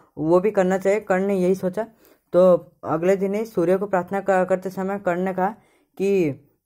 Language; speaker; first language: Hindi; native; Hindi